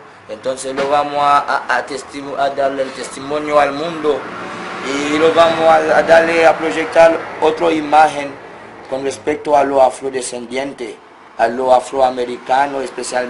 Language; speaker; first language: Spanish; non-native, fluent; Haitian Creole